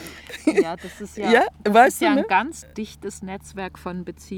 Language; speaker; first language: German; native; German